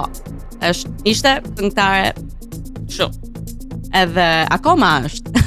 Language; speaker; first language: Albanian; early bilingual, heritage; Albanian